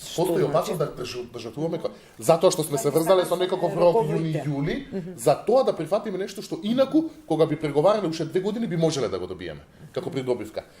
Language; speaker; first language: Macedonian; non-native, local second language; Albanian